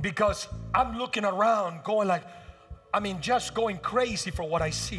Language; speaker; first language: English; early bilingual, other home language; Spanish